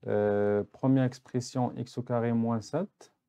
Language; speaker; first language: French; non-native, local second language; Arabic